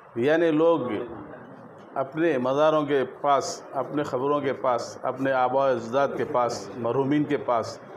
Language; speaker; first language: Urdu; native; Urdu